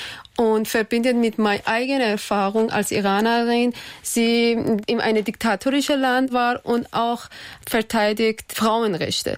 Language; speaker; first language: German; non-native, learner; Persian